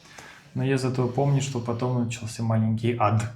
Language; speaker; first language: Russian; native; Russian